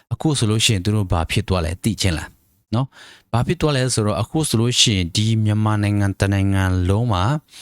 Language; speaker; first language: Burmese; native; Burmese